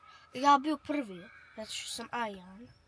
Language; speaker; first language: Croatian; early bilingual, heritage; Bosnian